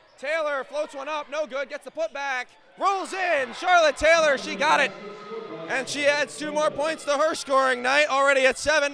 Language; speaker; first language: English; native; English